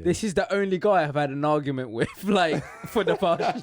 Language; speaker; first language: English; native; English